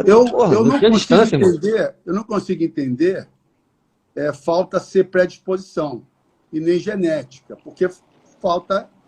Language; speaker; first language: Portuguese; native; Portuguese